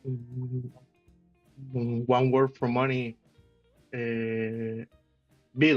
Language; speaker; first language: English; non-native, learner; Spanish